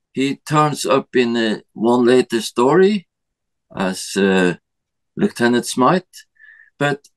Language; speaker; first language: English; non-native, learner; Norwegian